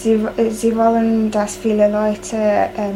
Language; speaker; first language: German; non-native, learner; English